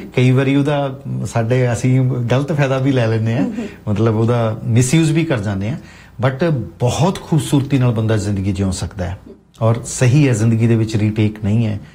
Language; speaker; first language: Punjabi; non-native, local second language; Hindi